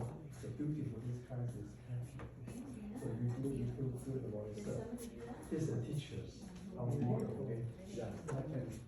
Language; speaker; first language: English; non-native, fluent; Chinese